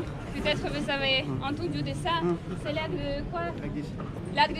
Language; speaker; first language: French; non-native, learner; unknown